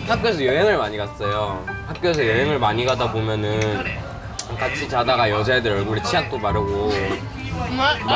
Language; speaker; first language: Korean; early bilingual, other home language; Urdu